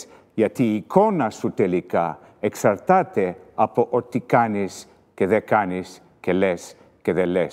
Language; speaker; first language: Greek; early bilingual, heritage; Greek